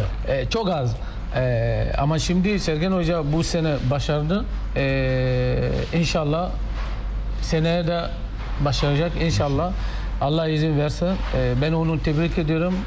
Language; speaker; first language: Turkish; non-native, learner; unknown